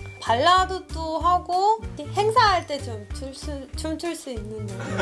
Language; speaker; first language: Korean; non-native, fluent; Spanish